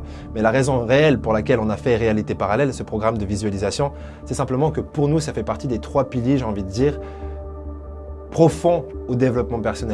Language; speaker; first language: French; native; French